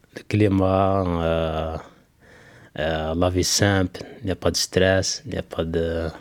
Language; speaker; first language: French; non-native, local second language; Kabyle